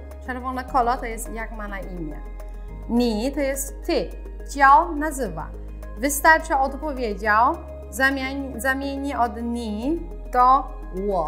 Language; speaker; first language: Polish; non-native, learner; Chinese